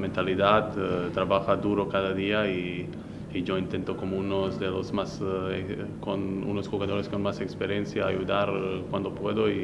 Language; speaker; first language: Spanish; non-native, fluent; Slovenian